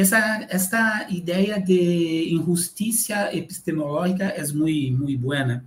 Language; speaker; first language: Spanish; non-native, fluent; Portuguese